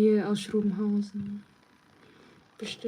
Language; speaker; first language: German; early bilingual, other home language; Turkish